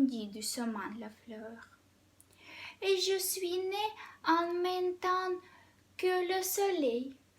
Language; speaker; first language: French; non-native, fluent; Russian